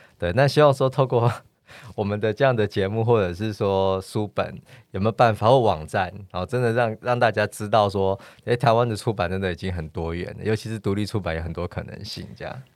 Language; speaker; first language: Chinese; native; Chinese